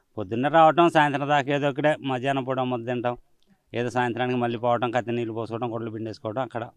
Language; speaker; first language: Telugu; native; Telugu